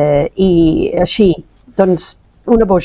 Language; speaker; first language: Catalan; non-native, fluent; English